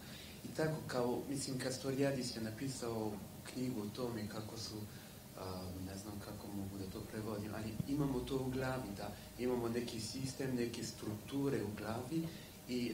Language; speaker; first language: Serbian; non-native, learner; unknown